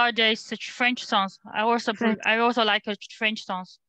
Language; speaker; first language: English; non-native, learner; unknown